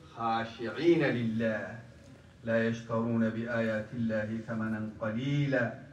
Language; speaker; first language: Arabic; non-native, local second language; Somali